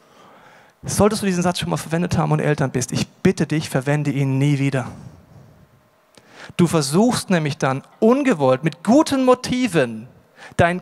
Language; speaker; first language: German; native; German